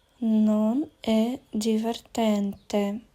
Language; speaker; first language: Italian; non-native, learner; Ukrainian